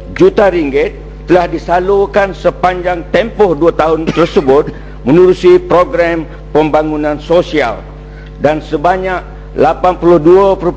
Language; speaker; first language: Malay; native; Malay